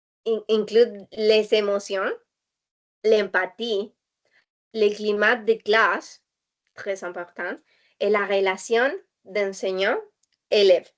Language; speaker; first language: French; non-native, learner; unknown